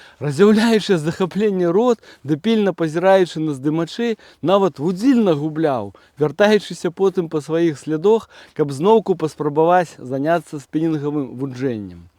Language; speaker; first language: Belarusian; native; Belarusian